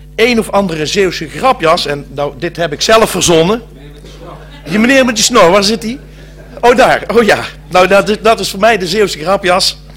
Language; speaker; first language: Dutch; native; Dutch